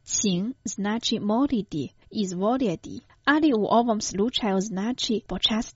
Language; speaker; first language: Croatian; non-native, fluent; Chinese